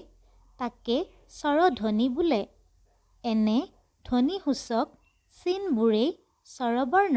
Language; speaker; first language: Assamese; native; Assamese